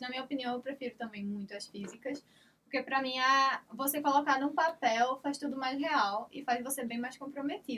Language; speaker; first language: Portuguese; native; Portuguese